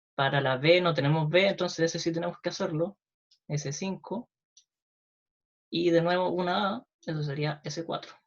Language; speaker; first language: Spanish; native; Spanish